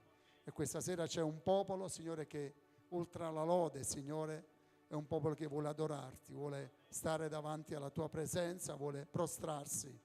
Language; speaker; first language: Italian; native; Italian